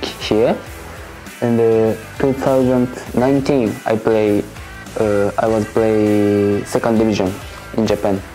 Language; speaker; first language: English; non-native, learner; Japanese